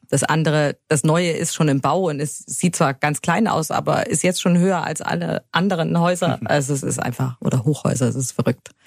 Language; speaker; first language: German; native; German